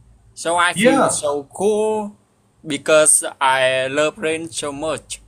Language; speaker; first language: English; non-native, learner; Vietnamese